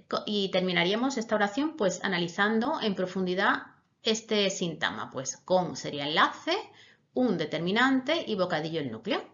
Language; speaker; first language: Spanish; native; Spanish